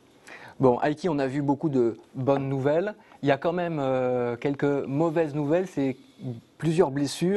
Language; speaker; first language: French; native; French